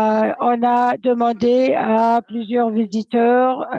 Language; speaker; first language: French; non-native, fluent; English